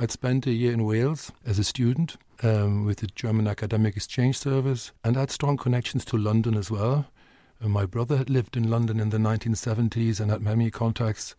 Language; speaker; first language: English; non-native, fluent; German